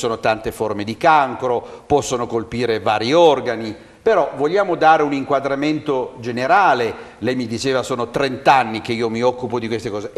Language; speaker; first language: Italian; native; Italian